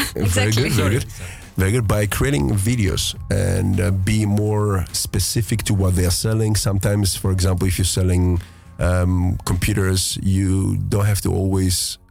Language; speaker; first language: English; early bilingual, other home language; Greek